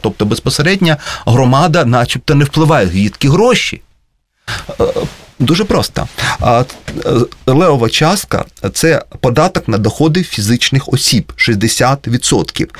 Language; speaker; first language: Ukrainian; native; Ukrainian